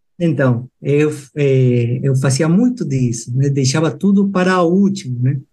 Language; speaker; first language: Portuguese; non-native, fluent; Spanish